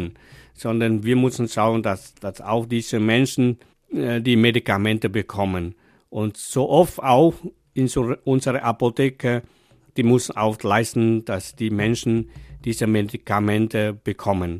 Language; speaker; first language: German; non-native, fluent; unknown